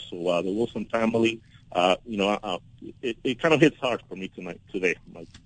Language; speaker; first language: English; early bilingual, other home language; Spanish